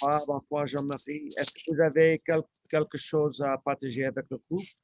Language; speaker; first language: French; non-native, learner; English